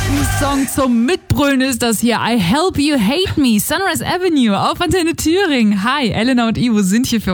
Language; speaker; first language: German; native; German